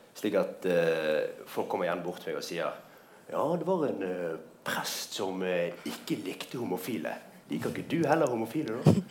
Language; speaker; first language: Norwegian; native; Norwegian